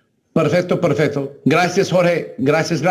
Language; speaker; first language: Spanish; non-native, learner; English